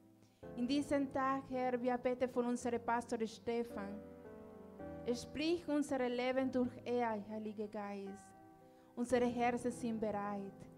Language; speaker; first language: German; non-native, learner; Spanish